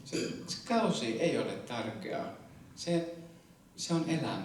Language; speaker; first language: Finnish; non-native, fluent; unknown